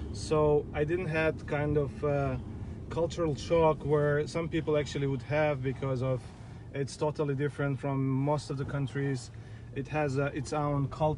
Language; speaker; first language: English; non-native, fluent; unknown